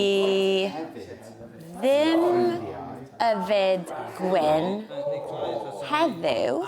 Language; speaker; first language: Welsh; non-native, learner; English